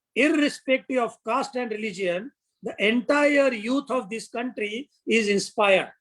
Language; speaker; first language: English; non-native, local second language; Marathi